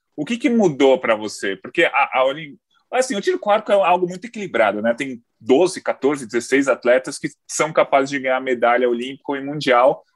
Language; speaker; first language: Portuguese; native; Portuguese